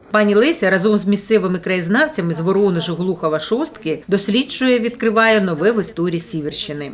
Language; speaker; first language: Ukrainian; native; Ukrainian